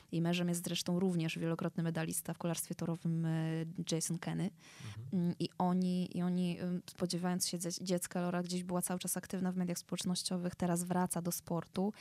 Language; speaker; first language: Polish; native; Polish